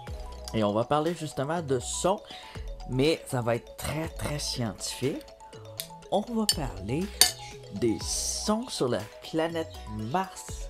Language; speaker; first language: French; native; French